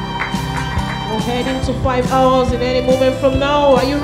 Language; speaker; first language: English; native; English